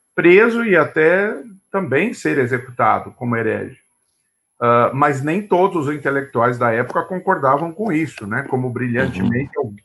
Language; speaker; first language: Portuguese; native; Portuguese